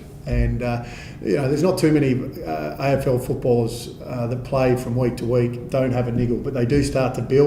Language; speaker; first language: English; native; English